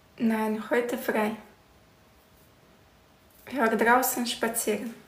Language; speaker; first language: German; non-native, learner; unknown